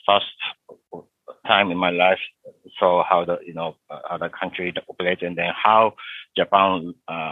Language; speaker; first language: English; non-native, fluent; Japanese